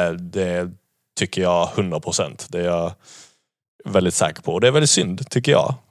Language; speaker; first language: Swedish; native; Swedish